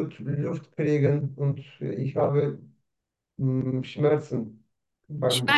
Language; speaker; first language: German; non-native, learner; Turkish